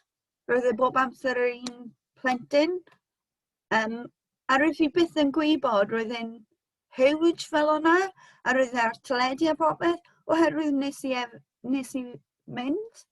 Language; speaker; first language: Welsh; non-native, local second language; English